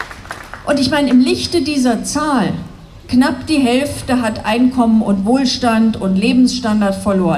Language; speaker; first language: German; native; German